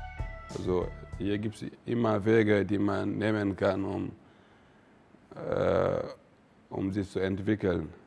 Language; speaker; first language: German; non-native, fluent; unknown